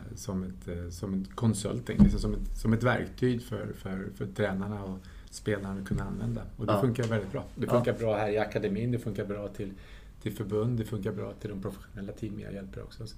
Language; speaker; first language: Swedish; native; Swedish